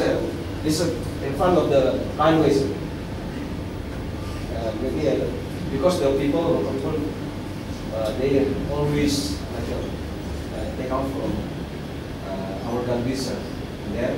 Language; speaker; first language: English; non-native, learner; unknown